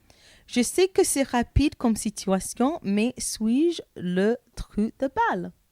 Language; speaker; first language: French; non-native, learner; English